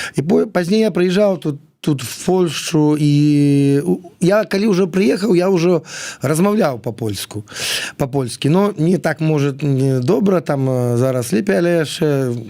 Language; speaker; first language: Belarusian; non-native, local second language; Russian